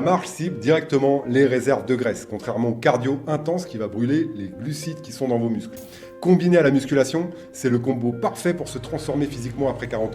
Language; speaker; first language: French; native; French